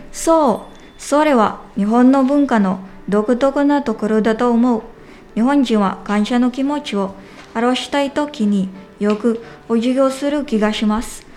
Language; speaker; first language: Japanese; non-native, learner; Filipino